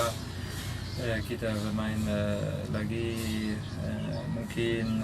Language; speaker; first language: Indonesian; non-native, learner; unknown